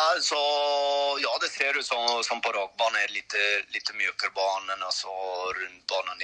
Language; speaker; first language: Swedish; non-native, learner; French